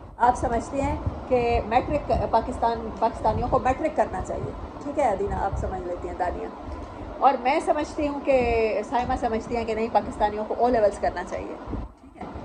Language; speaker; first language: Urdu; non-native, local second language; Saraiki